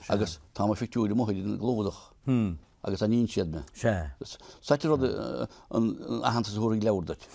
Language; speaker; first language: Irish; native; Irish